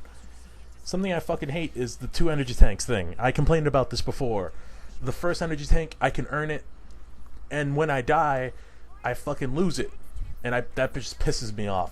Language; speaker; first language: English; native; English